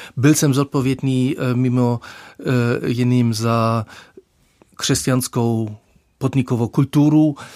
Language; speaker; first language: Czech; non-native, fluent; German